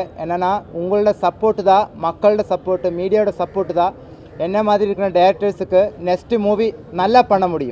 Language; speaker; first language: Tamil; non-native, local second language; Malayalam